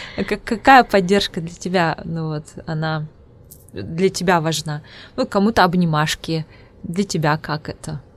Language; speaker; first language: Russian; non-native, local second language; Udmurt